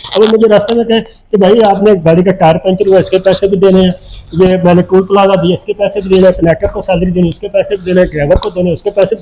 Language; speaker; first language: Urdu; non-native, local second language; Punjabi